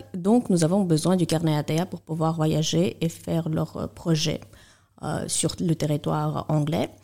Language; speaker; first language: French; non-native, fluent; Russian